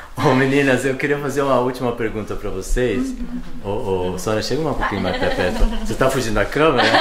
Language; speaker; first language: Portuguese; native; Portuguese